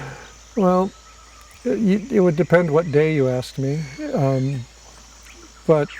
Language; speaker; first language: English; native; English